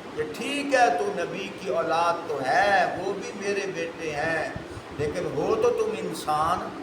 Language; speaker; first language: Urdu; non-native, local second language; Punjabi